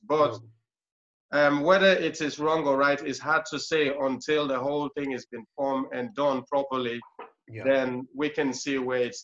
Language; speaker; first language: English; non-native, local second language; Krio